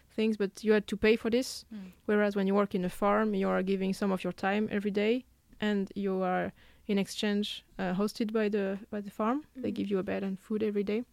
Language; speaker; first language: English; non-native, fluent; French